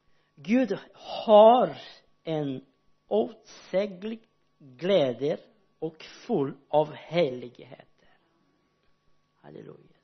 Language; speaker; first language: Swedish; non-native, learner; Portuguese